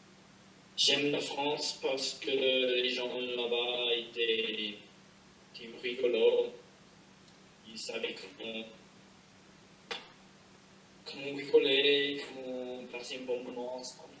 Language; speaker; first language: French; non-native, fluent; English